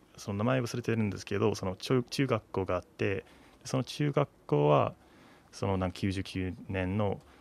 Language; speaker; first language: Japanese; non-native, fluent; English